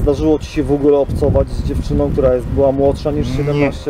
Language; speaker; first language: Polish; native; Polish